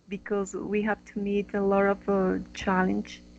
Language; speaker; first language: English; non-native, learner; Spanish